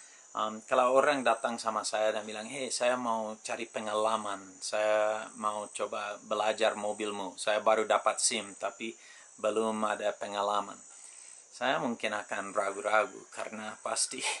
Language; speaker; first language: Indonesian; non-native, fluent; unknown